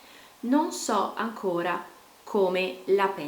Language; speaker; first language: Italian; non-native, fluent; Portuguese